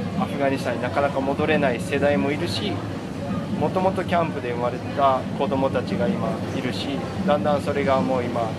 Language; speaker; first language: Japanese; native; Japanese